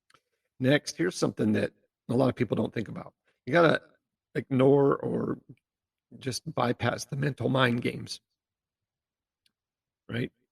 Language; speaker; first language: English; native; English